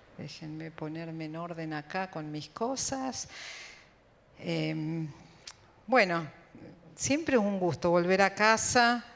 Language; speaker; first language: Spanish; native; Spanish